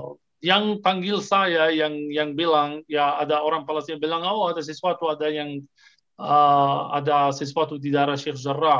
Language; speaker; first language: Indonesian; non-native, fluent; Arabic